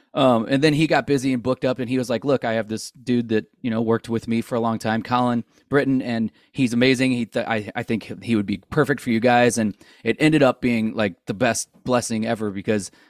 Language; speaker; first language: English; native; English